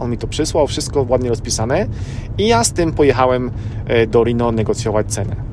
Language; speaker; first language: Polish; native; Polish